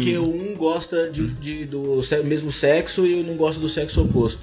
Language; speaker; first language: Portuguese; native; Portuguese